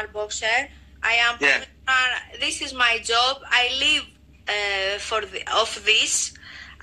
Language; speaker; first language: English; non-native, learner; Greek